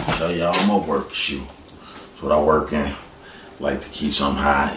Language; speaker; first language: English; native; English